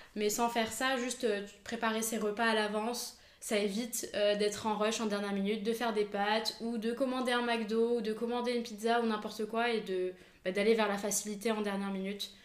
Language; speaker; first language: French; native; French